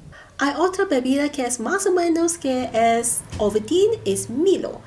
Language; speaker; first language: Spanish; non-native, learner; Cantonese